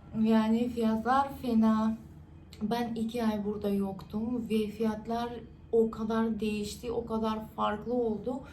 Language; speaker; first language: Turkish; non-native, fluent; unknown